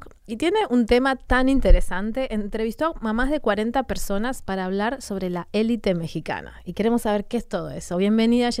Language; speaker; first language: Spanish; native; Spanish